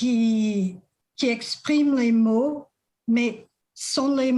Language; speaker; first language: French; non-native, fluent; English